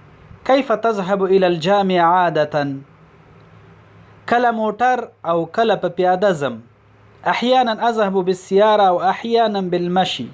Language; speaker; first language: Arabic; non-native, fluent; Pashto